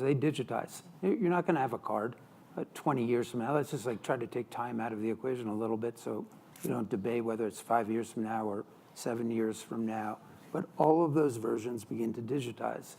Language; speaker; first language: English; native; English